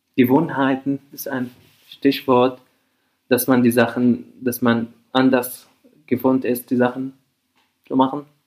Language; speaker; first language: German; non-native, fluent; Arabic